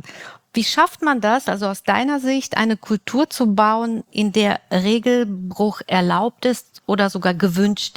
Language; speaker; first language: German; native; German